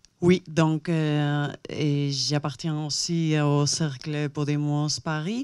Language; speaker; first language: French; non-native, fluent; Spanish